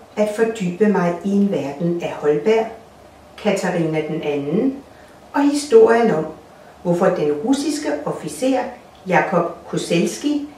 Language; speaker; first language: Danish; non-native, fluent; Russian